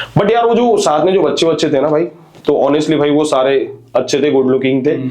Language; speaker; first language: Hindi; non-native, local second language; Marathi